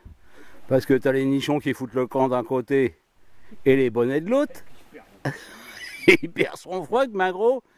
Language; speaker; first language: French; native; French